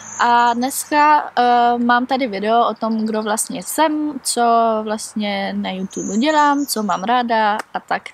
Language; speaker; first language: Czech; early bilingual, heritage; Czech